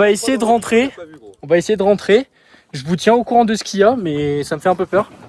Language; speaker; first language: French; native; French